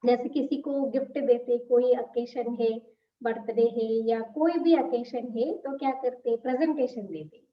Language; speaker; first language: Hindi; non-native, local second language; Telugu